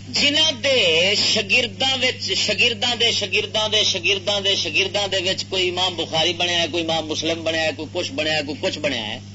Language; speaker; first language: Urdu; non-native, local second language; Punjabi